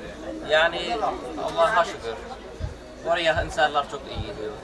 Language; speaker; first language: Turkish; non-native, learner; Arabic